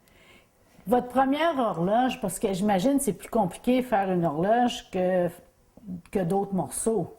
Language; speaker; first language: French; native; French